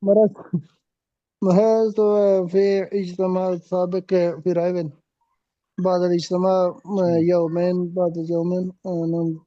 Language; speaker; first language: Arabic; non-native, learner; Urdu